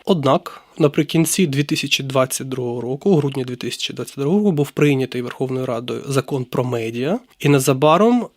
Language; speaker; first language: Ukrainian; native; Ukrainian